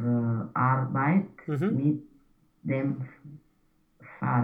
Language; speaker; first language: German; non-native, learner; Romanian